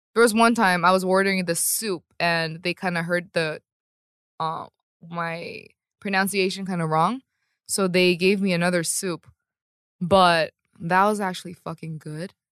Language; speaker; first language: English; non-native, fluent; Korean